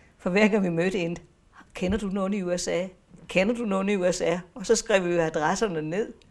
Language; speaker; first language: Danish; native; Danish